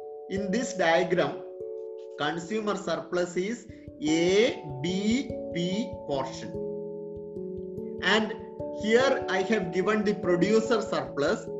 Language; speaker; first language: English; non-native, local second language; Malayalam